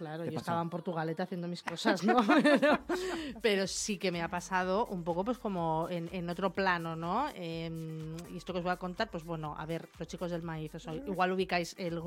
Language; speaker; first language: Spanish; native; Spanish